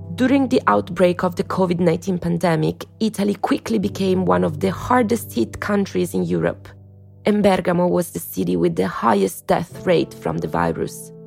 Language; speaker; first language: English; non-native, fluent; Italian